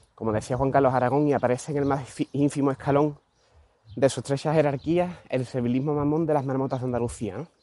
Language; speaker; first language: Spanish; native; Spanish